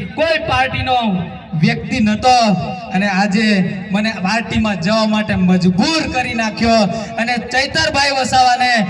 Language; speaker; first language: Gujarati; non-native, local second language; Rathawi